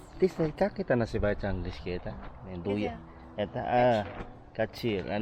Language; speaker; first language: Russian; non-native, learner; Filipino